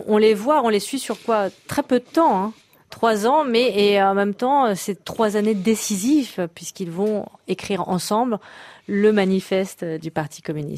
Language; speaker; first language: French; native; French